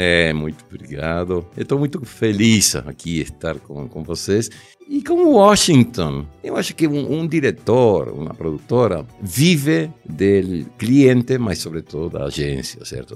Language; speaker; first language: Portuguese; non-native, fluent; Spanish